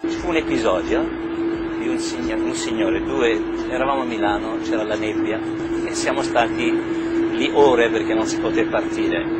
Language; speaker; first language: Italian; early bilingual, heritage; English